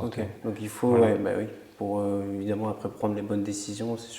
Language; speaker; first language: French; native; French